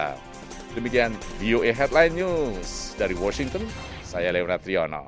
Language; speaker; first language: Indonesian; native; Indonesian